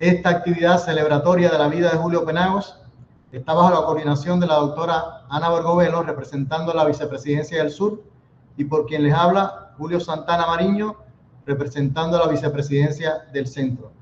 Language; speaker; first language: Spanish; native; Spanish